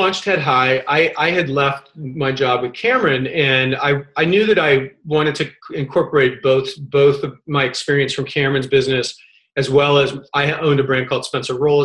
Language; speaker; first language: English; native; English